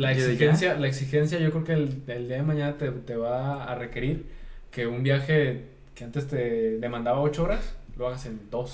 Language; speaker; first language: Spanish; native; Spanish